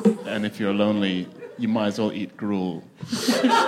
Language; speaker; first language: English; native; English